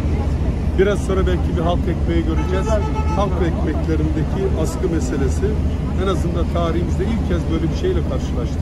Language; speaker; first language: Turkish; native; Turkish